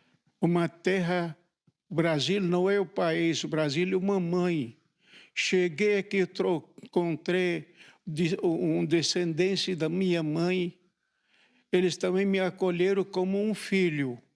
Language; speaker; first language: Portuguese; non-native, fluent; Arabic